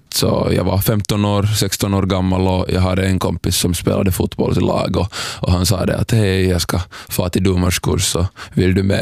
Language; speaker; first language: Swedish; non-native, local second language; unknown